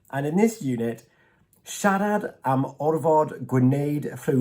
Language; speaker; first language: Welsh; non-native, learner; English